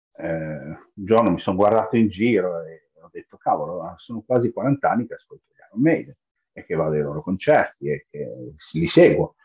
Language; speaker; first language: Italian; native; Italian